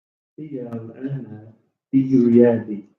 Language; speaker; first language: Arabic; non-native, learner; English